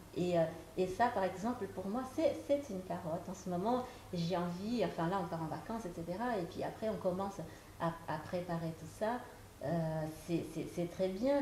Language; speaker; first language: French; non-native, fluent; Portuguese